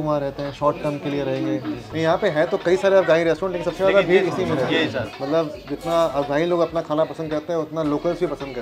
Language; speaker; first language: Hindi; native; Hindi